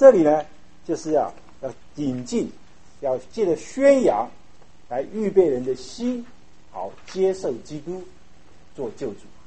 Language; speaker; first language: Chinese; native; Chinese